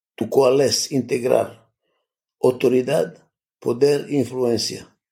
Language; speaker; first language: Spanish; non-native, fluent; Macedonian